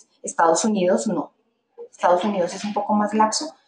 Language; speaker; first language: Spanish; native; Spanish